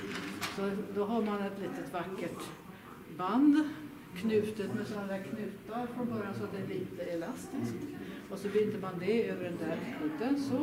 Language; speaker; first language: Swedish; native; Swedish